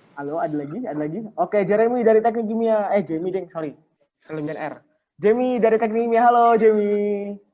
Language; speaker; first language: Indonesian; native; Indonesian